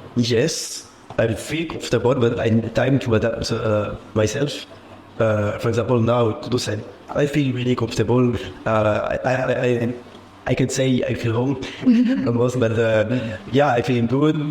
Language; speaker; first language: English; non-native, fluent; French